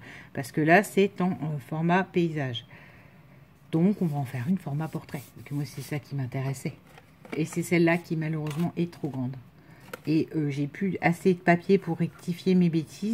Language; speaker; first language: French; native; French